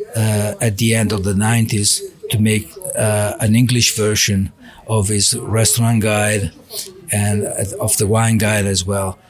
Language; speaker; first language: English; non-native, learner; Italian